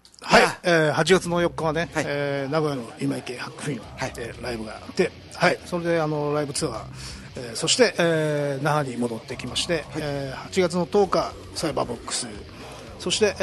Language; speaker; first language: Japanese; native; Japanese